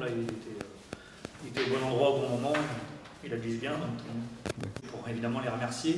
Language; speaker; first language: French; native; French